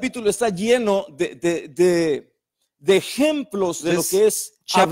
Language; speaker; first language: Spanish; native; Spanish